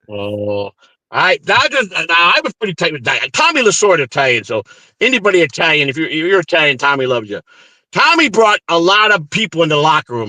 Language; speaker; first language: English; native; English